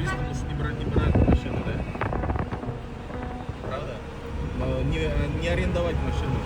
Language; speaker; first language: Russian; non-native, fluent; Latvian